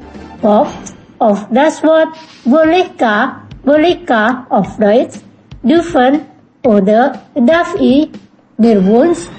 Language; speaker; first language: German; non-native, fluent; Indonesian